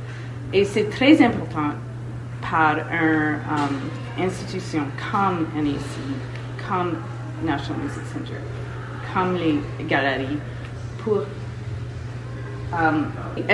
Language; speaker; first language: French; non-native, local second language; English